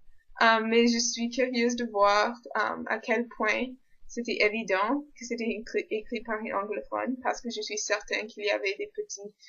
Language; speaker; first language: French; non-native, local second language; English